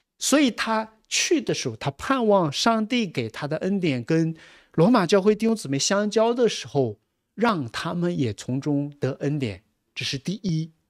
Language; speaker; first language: Chinese; native; Chinese